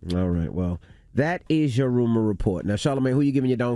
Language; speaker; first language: English; native; English